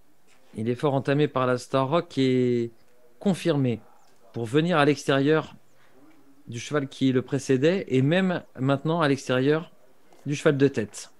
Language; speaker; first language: French; native; French